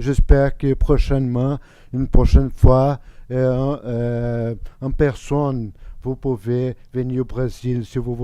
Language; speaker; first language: French; non-native, fluent; Portuguese